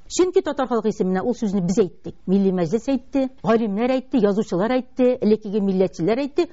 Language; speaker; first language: Tatar; native; Tatar